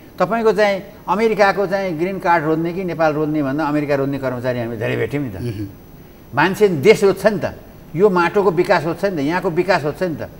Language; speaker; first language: Nepali; native; Nepali